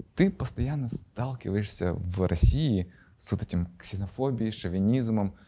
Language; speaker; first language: Russian; native; Russian